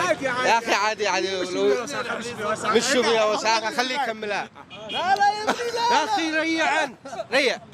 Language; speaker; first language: Arabic; native; Arabic